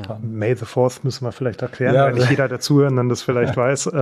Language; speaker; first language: German; native; German